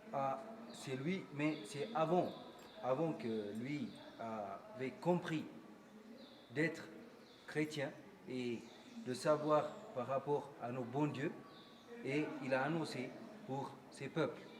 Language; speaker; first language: French; non-native, fluent; Amharic